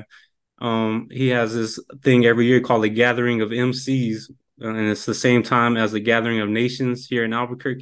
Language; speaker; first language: English; native; English